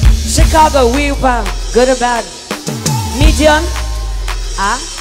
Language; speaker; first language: English; native; English